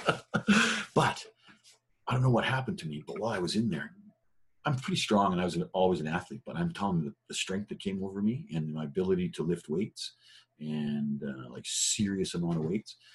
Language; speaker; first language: English; native; English